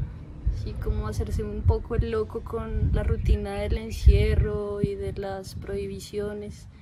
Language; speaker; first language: Spanish; native; Spanish